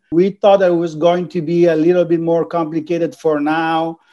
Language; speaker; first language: English; non-native, fluent; Italian